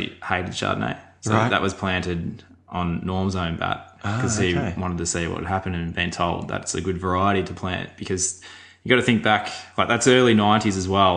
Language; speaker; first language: English; native; English